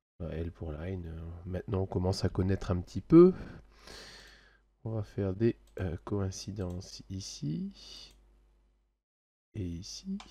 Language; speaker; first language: French; native; French